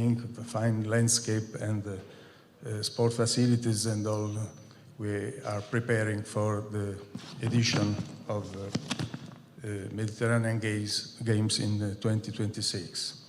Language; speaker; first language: English; non-native, fluent; Italian